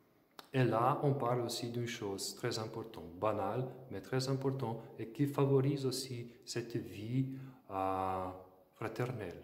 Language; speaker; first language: French; non-native, fluent; Slovenian